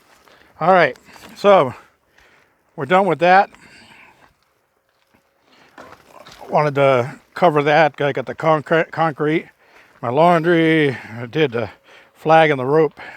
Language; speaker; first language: English; native; English